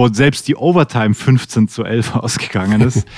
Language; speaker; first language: German; native; German